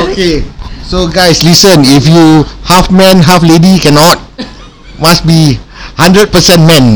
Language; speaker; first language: English; non-native, local second language; Malay